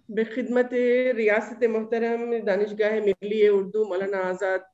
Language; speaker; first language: Persian; non-native, fluent; Urdu